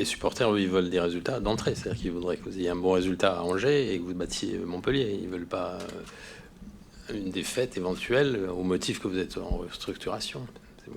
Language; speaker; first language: French; native; French